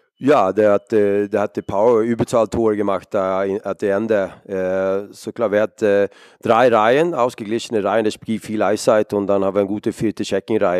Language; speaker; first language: German; non-native, fluent; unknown